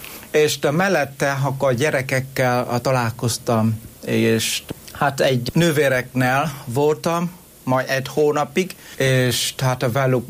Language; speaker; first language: Hungarian; non-native, learner; Vietnamese